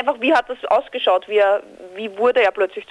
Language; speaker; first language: German; native; German